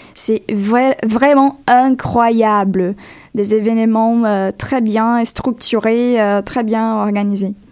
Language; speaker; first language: French; non-native, fluent; Portuguese